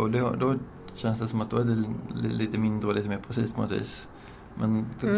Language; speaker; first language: Swedish; native; Swedish